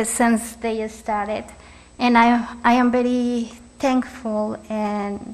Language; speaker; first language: English; non-native, learner; Spanish